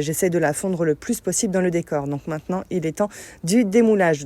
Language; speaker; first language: French; native; French